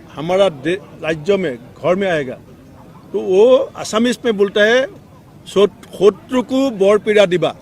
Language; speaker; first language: Hindi; non-native, local second language; Assamese